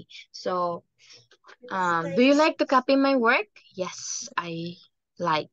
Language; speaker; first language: English; non-native, fluent; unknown